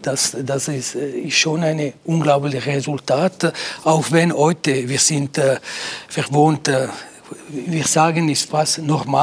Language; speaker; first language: German; non-native, local second language; Italian